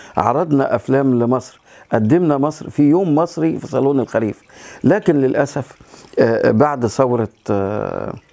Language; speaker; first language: Arabic; native; Arabic